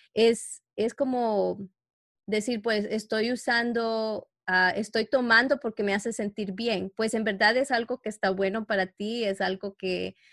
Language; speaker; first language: Spanish; early bilingual, heritage; Spanish